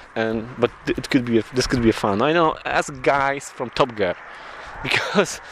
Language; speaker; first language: English; non-native, learner; Polish